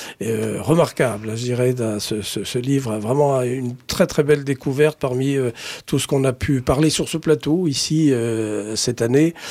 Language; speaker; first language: French; native; French